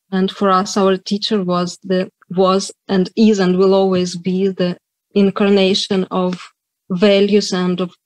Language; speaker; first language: English; non-native, fluent; Ukrainian